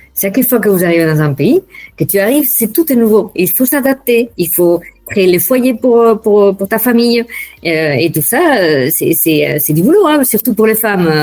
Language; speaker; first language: French; non-native, fluent; Spanish